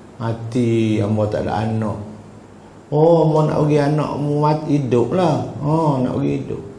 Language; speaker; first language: Malay; native; Malay